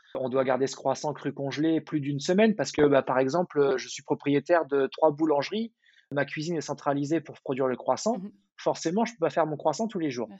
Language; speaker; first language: French; native; French